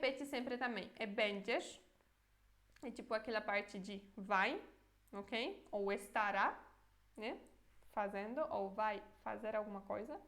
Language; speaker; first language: Portuguese; non-native, fluent; Polish